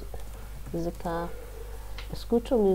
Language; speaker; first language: Spanish; non-native, learner; English